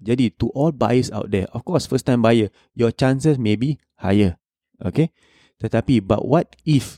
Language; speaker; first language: English; non-native, local second language; Malay